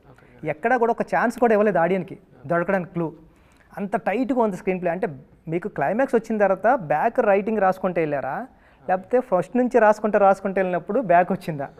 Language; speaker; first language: Telugu; native; Telugu